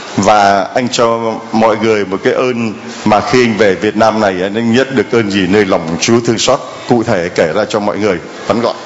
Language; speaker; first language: Vietnamese; native; Vietnamese